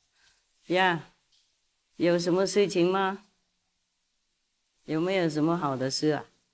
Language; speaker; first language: Chinese; non-native, fluent; Vietnamese